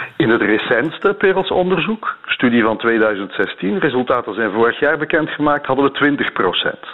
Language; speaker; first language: Dutch; native; Dutch